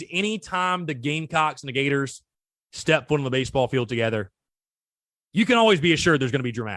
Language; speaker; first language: English; native; English